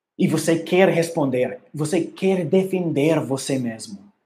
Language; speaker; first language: Portuguese; non-native, learner; English